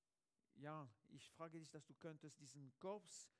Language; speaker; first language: German; non-native, learner; French